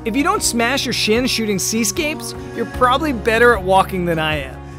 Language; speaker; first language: English; native; English